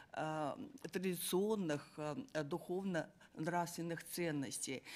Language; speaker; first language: Russian; native; Russian